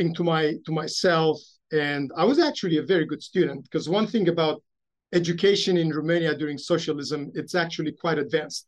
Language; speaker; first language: English; early bilingual, other home language; Romanian